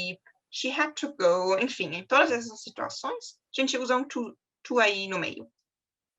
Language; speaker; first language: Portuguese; non-native, fluent; German